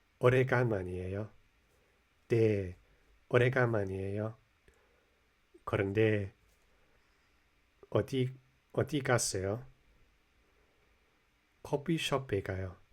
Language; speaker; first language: Korean; non-native, learner; English